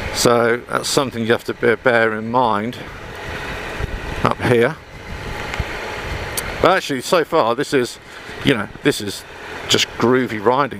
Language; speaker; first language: English; native; English